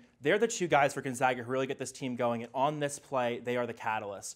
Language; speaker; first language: English; native; English